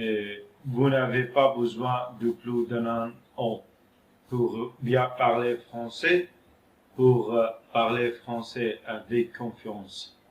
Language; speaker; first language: French; non-native, fluent; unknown